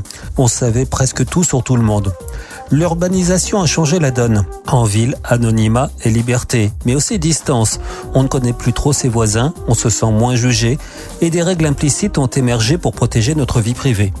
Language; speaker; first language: French; native; French